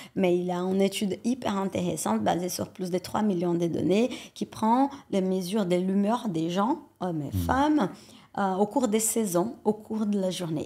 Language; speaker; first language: French; non-native, fluent; Portuguese